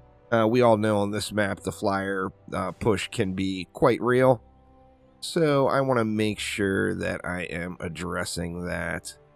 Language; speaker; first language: English; native; English